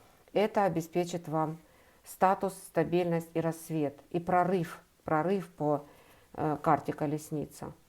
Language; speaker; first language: Russian; native; Russian